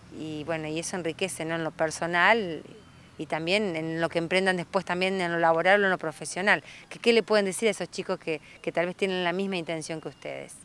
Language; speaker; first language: Spanish; native; Spanish